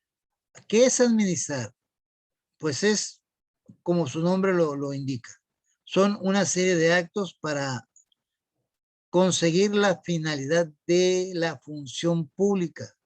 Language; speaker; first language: Spanish; native; Spanish